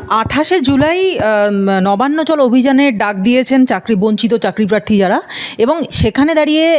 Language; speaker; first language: Bangla; native; Bangla